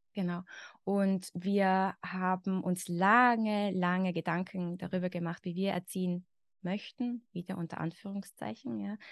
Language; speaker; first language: German; native; German